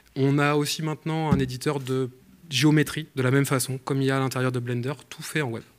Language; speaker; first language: French; native; French